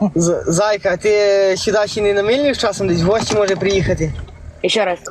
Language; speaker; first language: Ukrainian; non-native, local second language; Polish